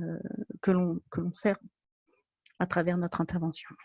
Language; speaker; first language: French; native; French